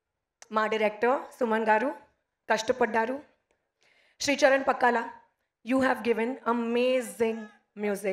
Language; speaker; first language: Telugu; non-native, learner; Hindi